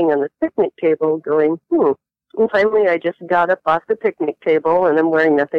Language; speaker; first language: English; early bilingual, other home language; Latvian